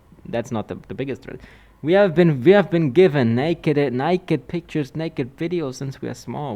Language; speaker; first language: English; non-native, fluent; German